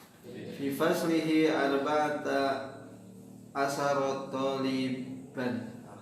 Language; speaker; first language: Arabic; non-native, learner; Indonesian